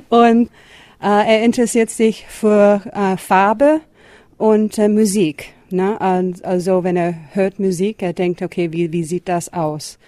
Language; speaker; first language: German; non-native, fluent; English